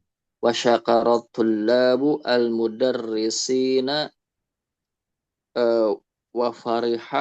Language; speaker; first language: Arabic; non-native, learner; Indonesian